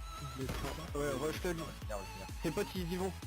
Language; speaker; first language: French; native; French